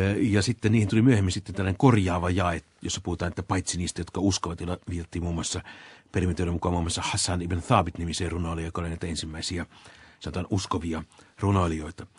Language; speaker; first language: Finnish; native; Finnish